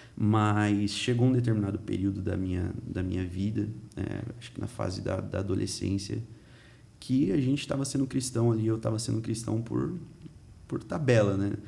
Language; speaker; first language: Portuguese; early bilingual, heritage; Portuguese